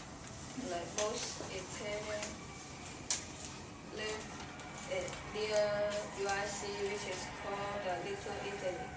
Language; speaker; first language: English; non-native, learner; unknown